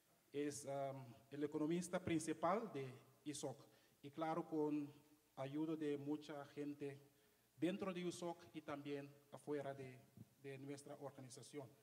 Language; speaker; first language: Spanish; non-native, fluent; Papiamento